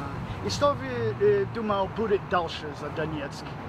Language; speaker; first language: Russian; non-native, learner; English